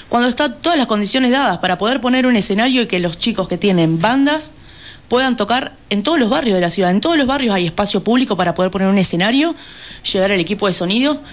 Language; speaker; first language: Spanish; native; Spanish